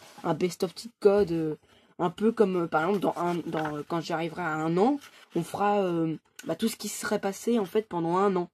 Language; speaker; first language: French; native; French